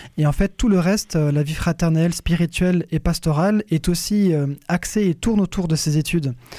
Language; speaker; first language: French; native; French